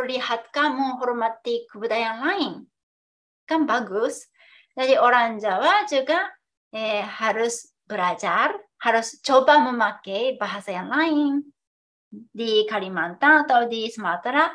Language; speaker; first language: Indonesian; non-native, fluent; Japanese